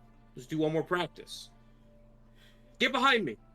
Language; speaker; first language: English; native; English